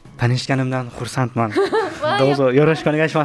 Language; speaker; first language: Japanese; non-native, fluent; Uzbek